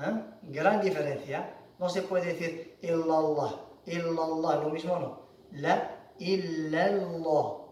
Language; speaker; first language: Spanish; non-native, fluent; Arabic